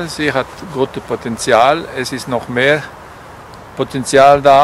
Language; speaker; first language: German; non-native, fluent; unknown